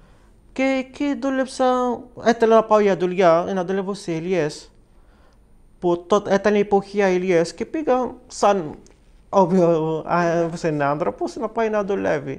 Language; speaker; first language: Greek; non-native, learner; Arabic